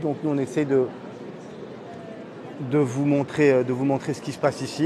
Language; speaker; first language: French; native; French